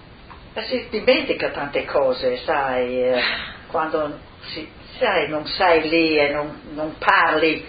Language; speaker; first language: Italian; non-native, local second language; Friulian